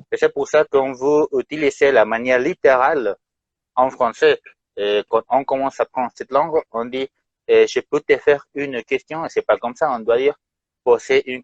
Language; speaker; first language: French; non-native, fluent; Spanish